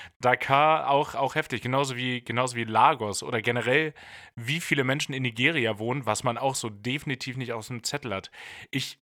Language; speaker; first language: German; native; German